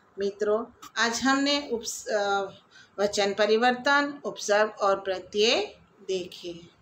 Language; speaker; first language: Hindi; non-native, local second language; Gujarati